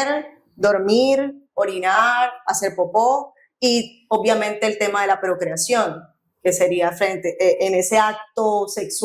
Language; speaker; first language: Spanish; native; Spanish